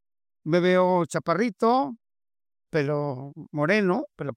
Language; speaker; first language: Spanish; native; Spanish